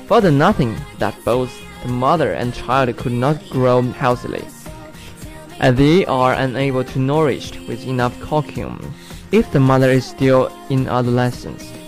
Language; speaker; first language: English; non-native, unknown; Chinese